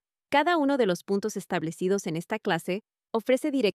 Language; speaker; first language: Spanish; native; Spanish